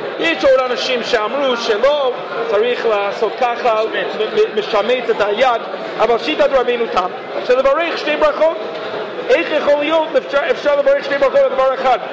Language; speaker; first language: Hebrew; non-native, fluent; English